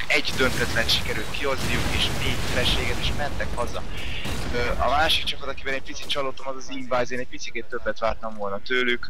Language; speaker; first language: Hungarian; native; Hungarian